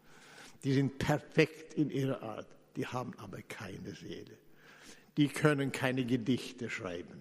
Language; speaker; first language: German; non-native, fluent; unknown